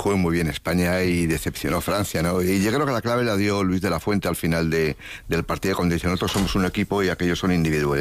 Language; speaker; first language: Spanish; native; Spanish